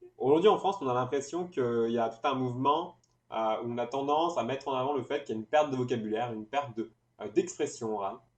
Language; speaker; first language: French; native; French